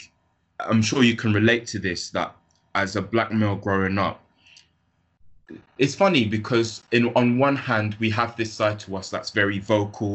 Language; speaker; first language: English; native; English